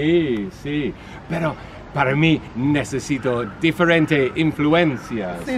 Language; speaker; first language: Spanish; non-native, learner; English